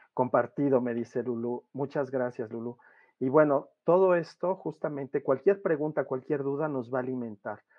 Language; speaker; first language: Spanish; native; Spanish